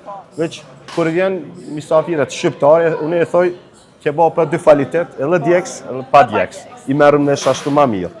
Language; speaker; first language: Albanian; early bilingual, heritage; Albanian